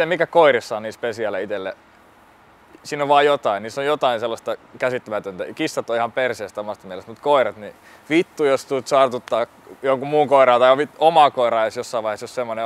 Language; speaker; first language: Finnish; native; Finnish